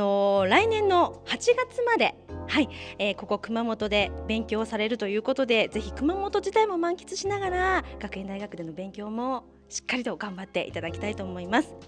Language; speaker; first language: Japanese; native; Japanese